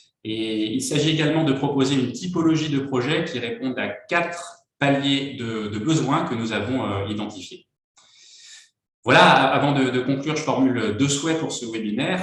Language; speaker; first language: French; native; French